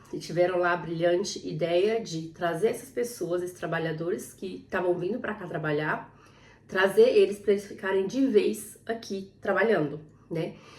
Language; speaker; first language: Portuguese; native; Portuguese